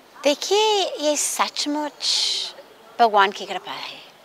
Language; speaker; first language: Hindi; non-native, fluent; English